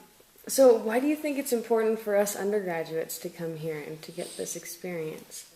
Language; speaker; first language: English; native; English